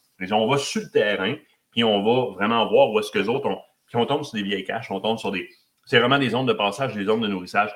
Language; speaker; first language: French; native; French